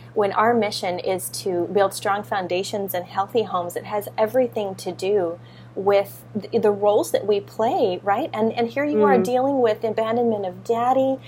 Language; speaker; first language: English; native; English